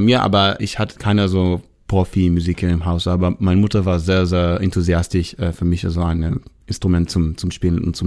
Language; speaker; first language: German; non-native, learner; Hebrew